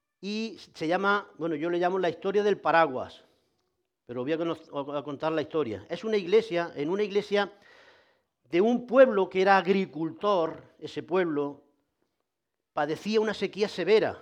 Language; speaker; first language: Spanish; native; Spanish